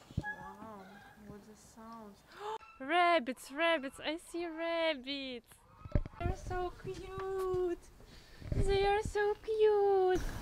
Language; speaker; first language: English; non-native, fluent; Ukrainian